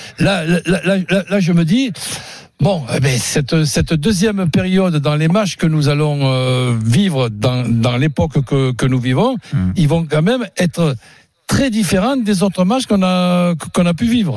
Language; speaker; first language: French; native; French